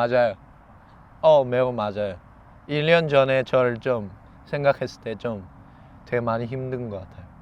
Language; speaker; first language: Korean; non-native, fluent; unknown